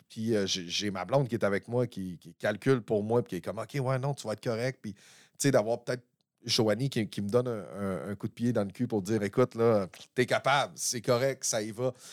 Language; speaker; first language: French; native; French